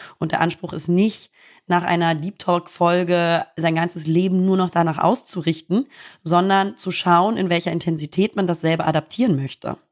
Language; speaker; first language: German; native; German